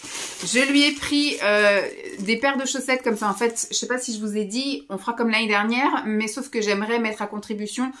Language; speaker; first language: French; native; French